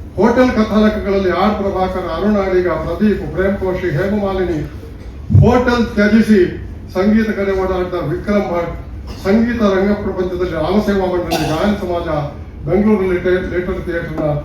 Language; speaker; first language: Kannada; non-native, local second language; Tulu